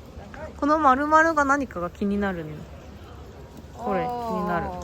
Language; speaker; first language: Japanese; non-native, fluent; Korean